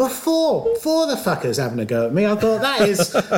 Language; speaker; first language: English; native; English